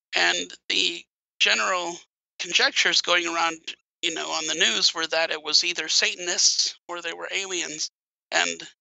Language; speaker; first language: English; native; English